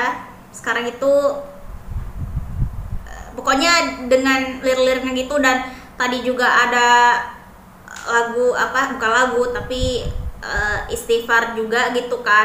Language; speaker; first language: Indonesian; native; Indonesian